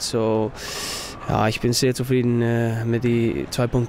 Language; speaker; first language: German; non-native, fluent; Icelandic